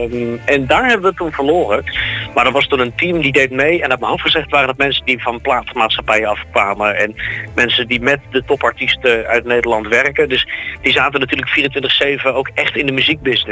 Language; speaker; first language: Dutch; native; Dutch